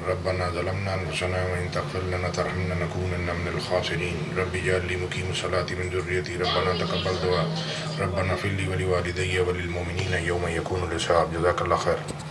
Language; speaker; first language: Urdu; native; Urdu